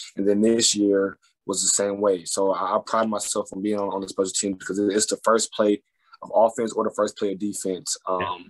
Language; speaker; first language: English; native; English